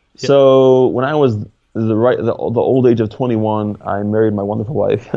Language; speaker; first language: English; native; English